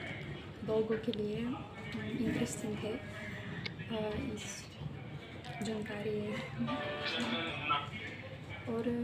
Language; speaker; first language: Hindi; non-native, learner; Russian